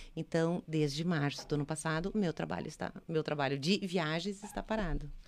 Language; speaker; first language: Portuguese; native; Portuguese